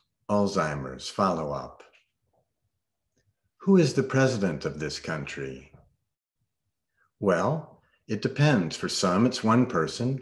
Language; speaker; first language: English; native; English